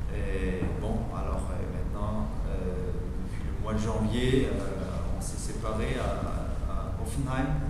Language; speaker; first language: French; non-native, fluent; German